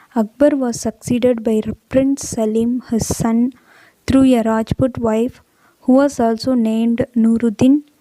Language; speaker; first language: English; non-native, local second language; Tamil